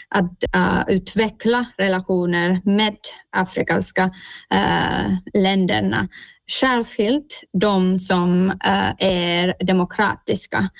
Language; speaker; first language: Swedish; non-native, local second language; Finnish